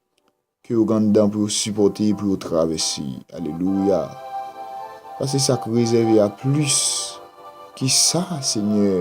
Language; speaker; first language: French; non-native, local second language; Haitian Creole